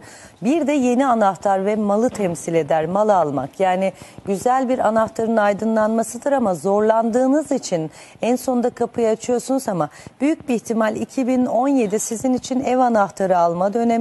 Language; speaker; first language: Turkish; native; Turkish